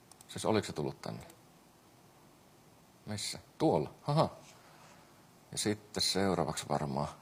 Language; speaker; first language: Finnish; native; Finnish